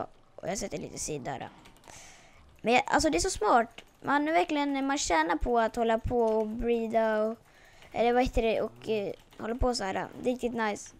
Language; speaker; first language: Swedish; native; Swedish